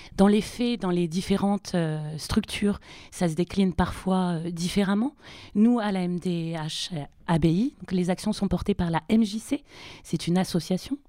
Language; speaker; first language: French; native; French